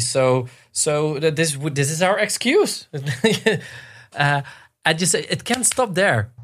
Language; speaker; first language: English; non-native, fluent; Dutch